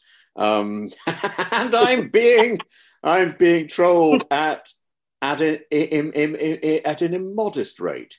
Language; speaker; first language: English; native; English